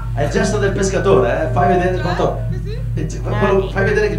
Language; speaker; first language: Italian; native; Italian